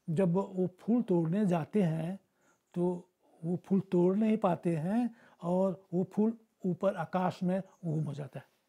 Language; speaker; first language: Hindi; early bilingual, heritage; Bhojpuri